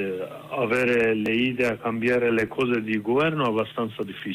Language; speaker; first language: Italian; non-native, learner; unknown